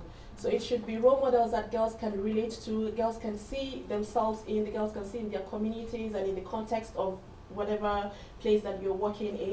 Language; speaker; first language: English; non-native, local second language; Hausa